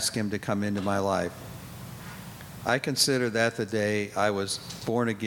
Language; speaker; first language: English; native; English